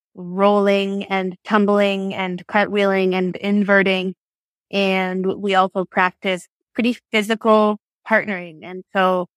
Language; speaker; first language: English; native; English